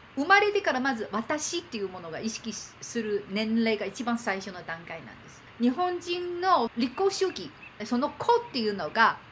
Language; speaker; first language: Japanese; non-native, fluent; Chinese